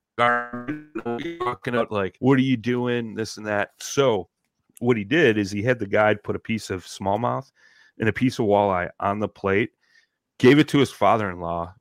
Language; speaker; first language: English; native; English